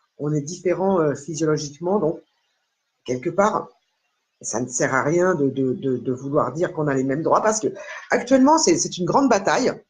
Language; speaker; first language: French; native; French